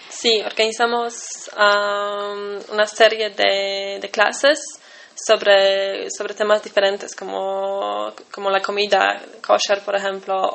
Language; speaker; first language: Spanish; non-native, fluent; Polish